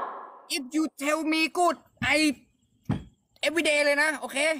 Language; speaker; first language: English; non-native, learner; Thai